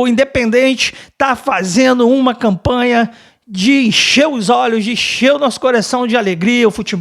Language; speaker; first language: Portuguese; native; Portuguese